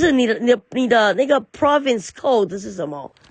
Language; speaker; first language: Chinese; early bilingual, heritage; Chinese